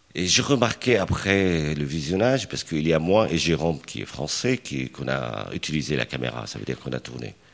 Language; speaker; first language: French; non-native, local second language; Arabic